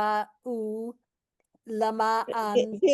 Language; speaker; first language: Hebrew; non-native, learner; English